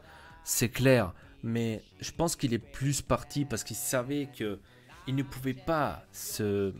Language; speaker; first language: French; native; French